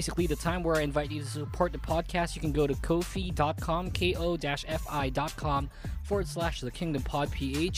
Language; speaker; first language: English; non-native, local second language; Filipino